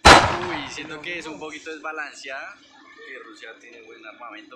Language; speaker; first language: Spanish; native; Spanish